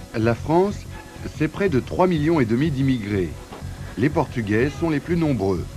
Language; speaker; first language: French; native; French